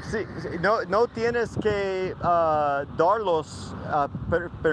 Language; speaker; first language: Spanish; non-native, learner; English